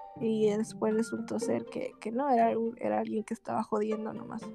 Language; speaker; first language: Spanish; native; Spanish